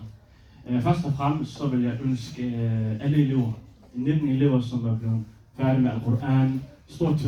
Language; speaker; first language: Danish; early bilingual, other home language; Somali